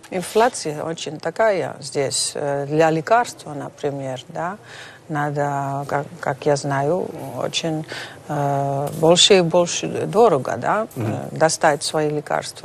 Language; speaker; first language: Russian; non-native, fluent; Dutch